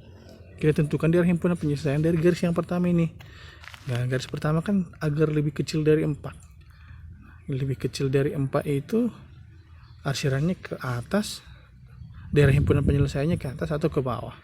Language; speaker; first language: Indonesian; native; Indonesian